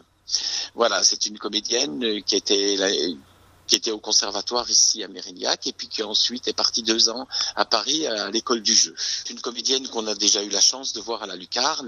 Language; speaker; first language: French; native; French